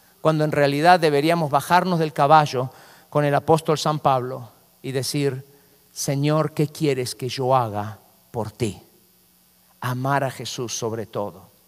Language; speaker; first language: Spanish; native; Spanish